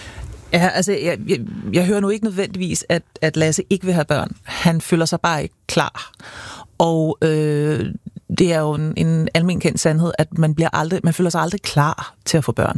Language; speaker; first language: Danish; native; Danish